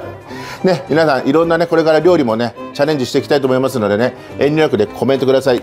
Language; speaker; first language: Japanese; native; Japanese